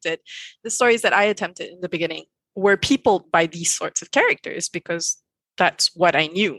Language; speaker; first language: English; non-native, local second language; Malay